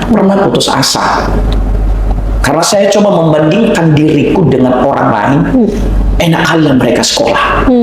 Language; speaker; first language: Indonesian; non-native, local second language; Nias